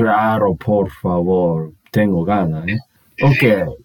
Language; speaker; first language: Spanish; non-native, learner; Japanese